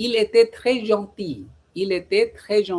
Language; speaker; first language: French; non-native, fluent; Hindi